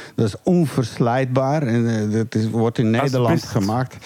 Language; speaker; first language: Dutch; early bilingual, other home language; Hungarian